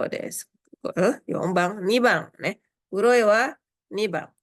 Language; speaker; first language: Japanese; non-native, fluent; Indonesian